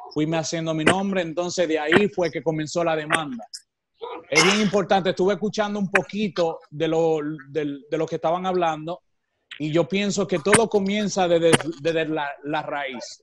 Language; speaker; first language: Spanish; native; Spanish